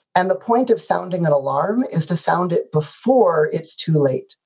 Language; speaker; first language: English; native; English